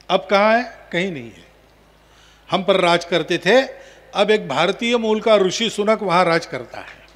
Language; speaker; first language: Hindi; non-native, local second language; Marathi